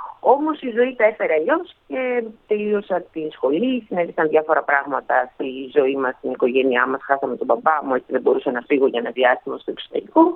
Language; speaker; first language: Greek; early bilingual, other home language; Russian